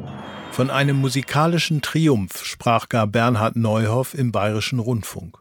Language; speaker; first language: German; native; German